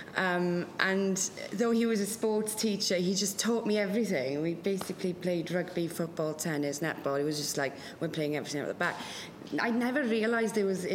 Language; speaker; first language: English; non-native, local second language; Welsh